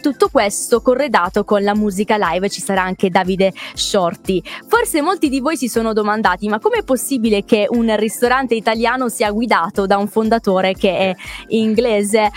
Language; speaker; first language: Italian; native; Italian